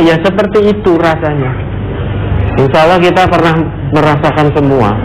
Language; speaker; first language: Indonesian; non-native, local second language; Javanese